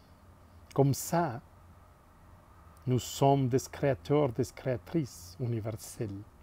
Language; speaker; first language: French; non-native, fluent; Spanish